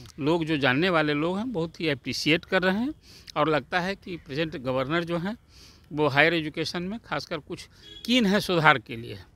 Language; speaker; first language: Hindi; native; Hindi